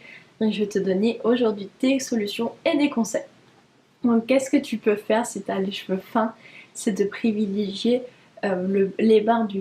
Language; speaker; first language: French; native; French